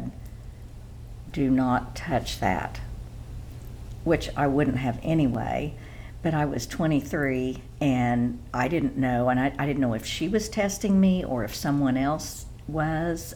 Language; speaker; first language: English; native; English